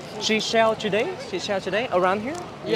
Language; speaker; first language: English; non-native, learner; Vietnamese